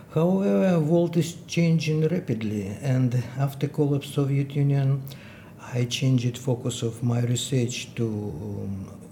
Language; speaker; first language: English; non-native, fluent; Ukrainian